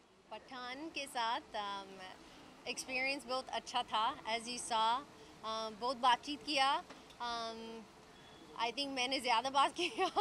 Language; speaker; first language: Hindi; early bilingual, heritage; English